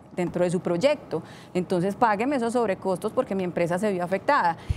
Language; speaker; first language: Spanish; native; Spanish